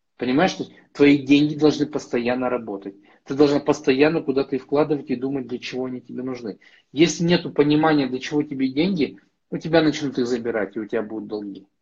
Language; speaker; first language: Russian; native; Russian